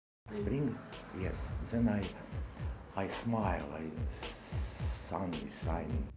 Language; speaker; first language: English; non-native, learner; Estonian